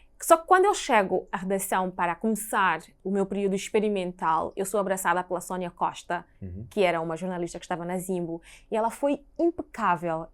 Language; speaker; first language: Portuguese; native; Portuguese